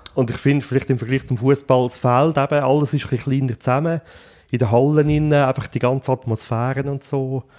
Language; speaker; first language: German; native; German